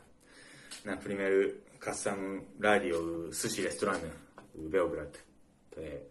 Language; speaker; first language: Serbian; non-native, learner; Japanese